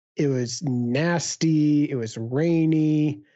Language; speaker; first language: English; native; English